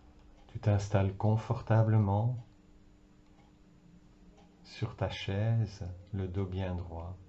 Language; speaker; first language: French; native; French